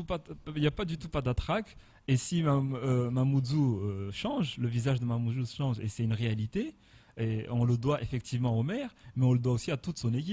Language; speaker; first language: French; non-native, local second language; Comorian